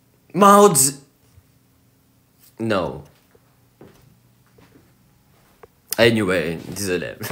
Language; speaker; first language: French; non-native, learner; English